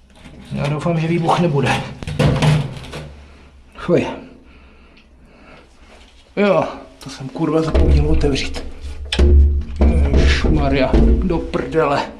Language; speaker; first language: Czech; native; Czech